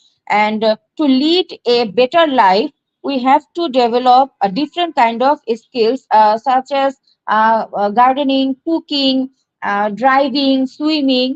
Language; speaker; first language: English; non-native, learner; Bangla